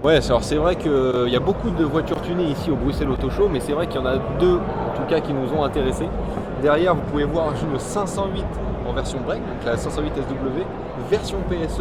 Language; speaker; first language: French; native; French